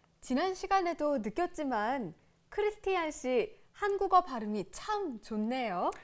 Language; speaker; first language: Korean; native; Korean